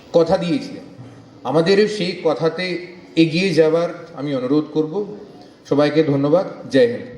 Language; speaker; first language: Bangla; non-native, local second language; Malayalam